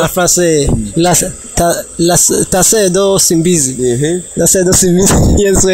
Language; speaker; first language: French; non-native, learner; Rundi